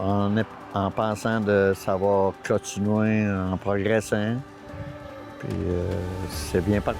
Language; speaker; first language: French; native; French